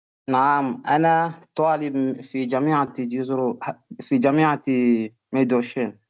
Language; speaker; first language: Arabic; non-native, learner; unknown